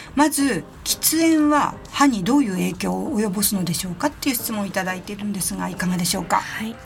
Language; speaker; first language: Japanese; native; Japanese